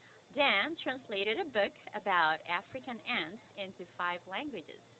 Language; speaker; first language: English; non-native, fluent; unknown